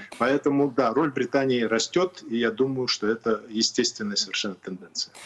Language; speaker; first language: Russian; native; Russian